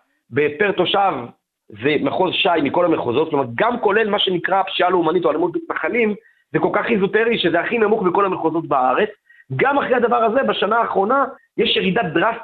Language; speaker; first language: Hebrew; native; Hebrew